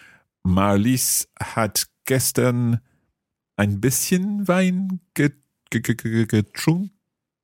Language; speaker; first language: German; non-native, learner; English